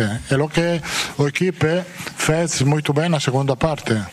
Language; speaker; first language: Portuguese; non-native, fluent; Spanish